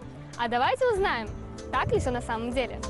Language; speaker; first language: Russian; native; Russian